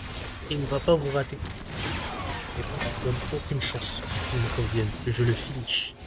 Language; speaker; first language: French; native; French